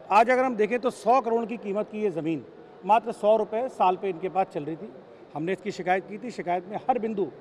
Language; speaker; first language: Hindi; native; Hindi